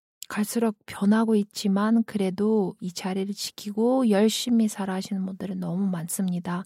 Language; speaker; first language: Korean; non-native, fluent; Kyrgyz